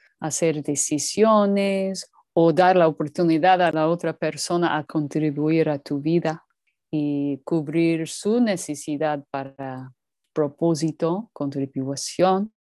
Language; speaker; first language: Spanish; non-native, learner; English